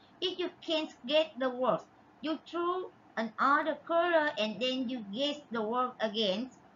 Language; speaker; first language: English; non-native, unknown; Vietnamese